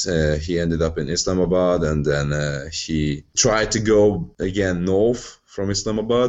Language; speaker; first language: English; non-native, fluent; Hungarian